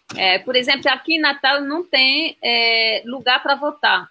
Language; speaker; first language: Portuguese; non-native, fluent; French